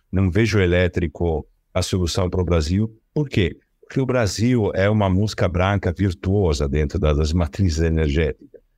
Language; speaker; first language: Portuguese; non-native, fluent; Italian